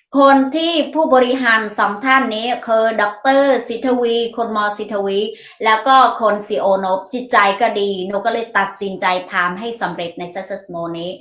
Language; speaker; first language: Thai; non-native, learner; Mon